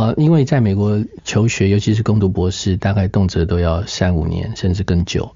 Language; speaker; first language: Chinese; native; Chinese